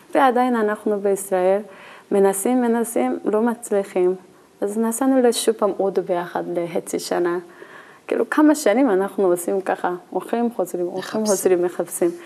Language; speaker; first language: Hebrew; non-native, learner; Korean